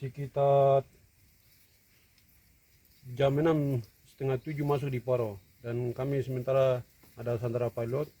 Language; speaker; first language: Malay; non-native, local second language; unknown